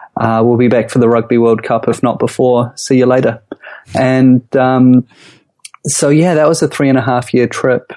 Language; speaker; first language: English; native; English